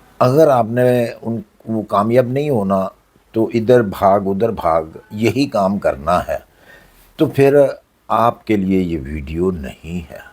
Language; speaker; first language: Urdu; non-native, local second language; Punjabi